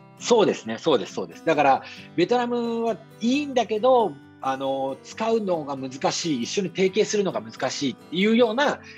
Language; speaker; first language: Japanese; native; Japanese